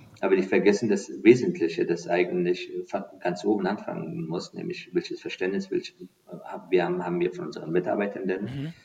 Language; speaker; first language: German; non-native, fluent; Persian